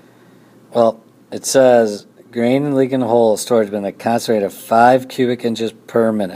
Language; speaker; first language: English; native; English